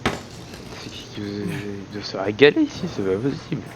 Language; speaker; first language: French; native; French